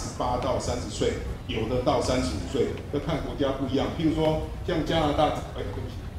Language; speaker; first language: Chinese; native; Chinese